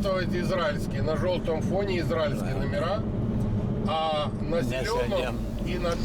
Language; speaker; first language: Russian; native; Russian